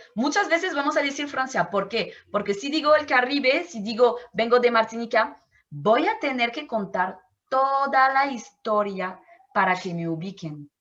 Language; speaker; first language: Spanish; non-native, fluent; French